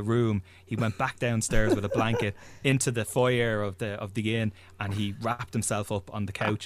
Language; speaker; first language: English; native; English